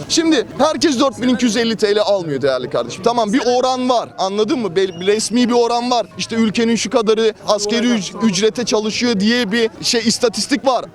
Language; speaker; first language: Turkish; native; Turkish